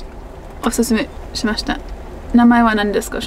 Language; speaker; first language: Japanese; non-native, learner; English